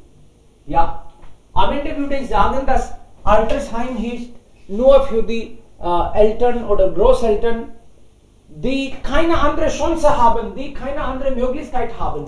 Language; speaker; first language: German; non-native, learner; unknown